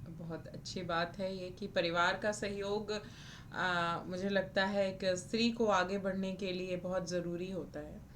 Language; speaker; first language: Hindi; native; Hindi